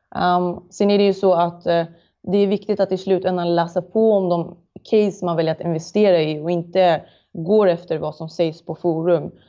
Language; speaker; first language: Swedish; native; Swedish